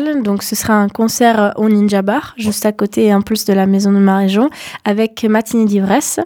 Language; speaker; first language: French; native; French